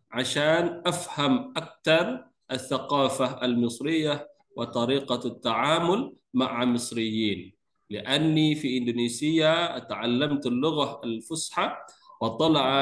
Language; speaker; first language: Arabic; non-native, learner; Indonesian